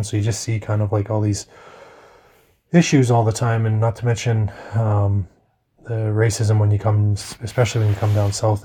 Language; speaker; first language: English; native; English